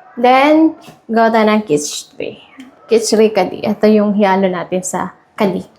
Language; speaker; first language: Filipino; non-native, local second language; Iloko